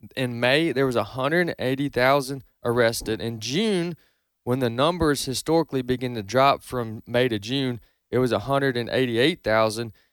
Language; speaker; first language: English; native; English